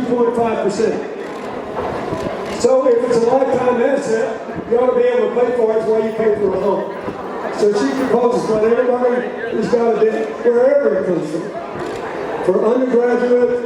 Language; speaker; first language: English; native; English